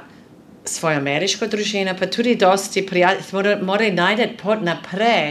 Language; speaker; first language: Slovenian; non-native, fluent; English